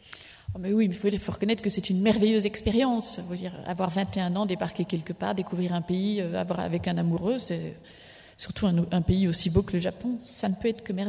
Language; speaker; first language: French; native; French